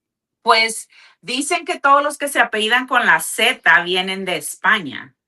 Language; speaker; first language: Spanish; early bilingual, heritage; Spanish